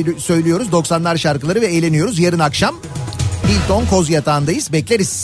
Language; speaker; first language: Turkish; native; Turkish